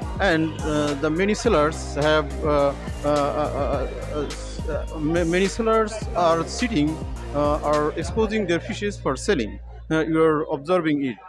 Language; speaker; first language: English; non-native, learner; Bangla